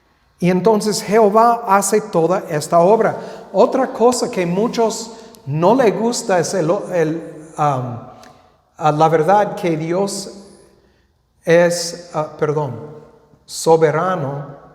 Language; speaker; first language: Spanish; non-native, fluent; English